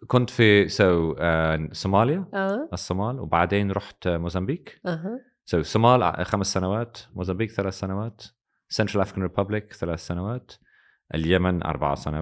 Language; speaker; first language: Arabic; non-native, learner; English